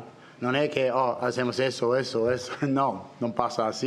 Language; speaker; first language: Spanish; non-native, learner; English